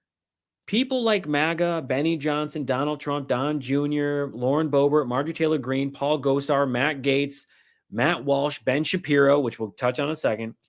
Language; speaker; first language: English; native; English